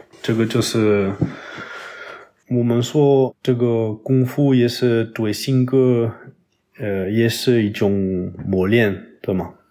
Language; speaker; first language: Chinese; non-native, fluent; French